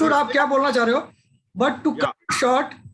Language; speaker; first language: Hindi; native; Hindi